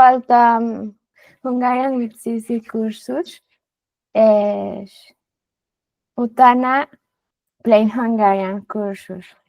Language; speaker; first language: Hungarian; non-native, learner; Spanish